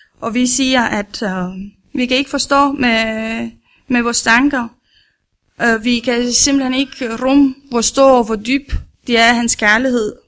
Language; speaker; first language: Danish; non-native, learner; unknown